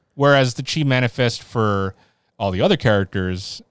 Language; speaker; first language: English; early bilingual, other home language; Filipino